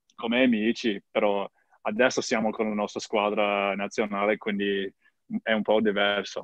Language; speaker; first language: Italian; non-native, learner; English